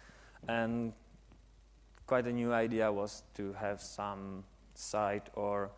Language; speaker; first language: English; non-native, fluent; Czech